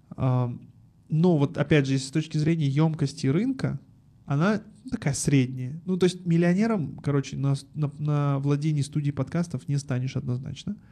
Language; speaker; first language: Russian; native; Russian